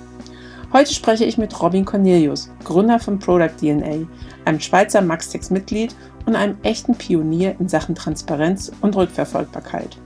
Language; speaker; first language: German; native; German